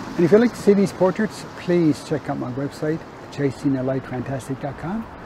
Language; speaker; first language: English; native; English